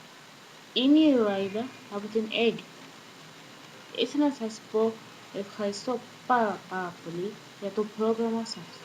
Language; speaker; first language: Greek; non-native, learner; Arabic